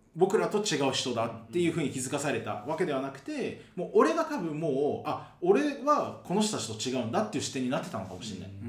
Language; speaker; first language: Japanese; early bilingual, other home language; Portuguese